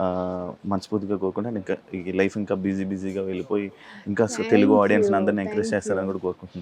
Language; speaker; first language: Telugu; native; Telugu